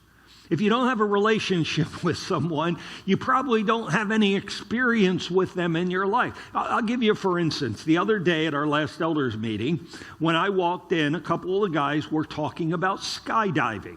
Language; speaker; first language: English; native; English